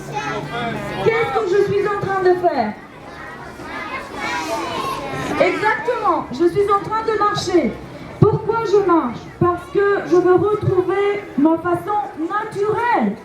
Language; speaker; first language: French; non-native, fluent; Romanian